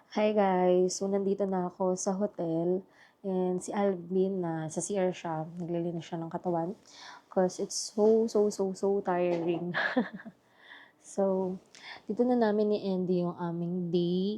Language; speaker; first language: Filipino; native; Filipino